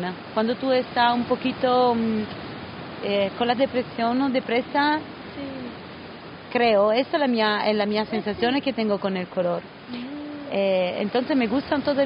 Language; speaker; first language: Spanish; non-native, learner; Italian